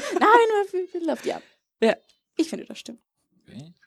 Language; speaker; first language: German; non-native, learner; English